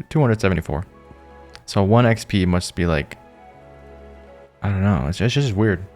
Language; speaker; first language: English; native; English